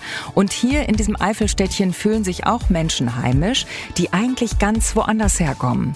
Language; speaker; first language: German; native; German